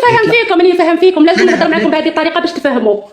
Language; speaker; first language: Arabic; native; Arabic